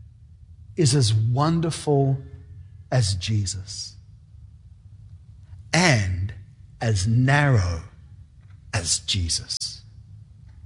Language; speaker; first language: English; native; English